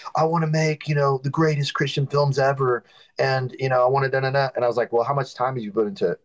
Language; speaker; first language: English; native; English